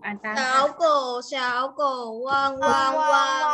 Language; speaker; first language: Chinese; non-native, learner; Thai